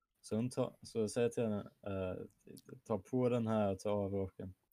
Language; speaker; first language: Swedish; non-native, fluent; German